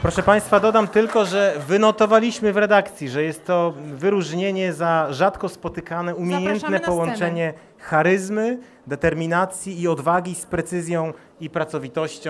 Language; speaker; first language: Polish; native; Polish